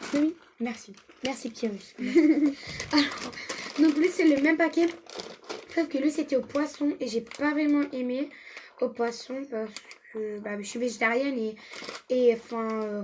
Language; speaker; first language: French; native; French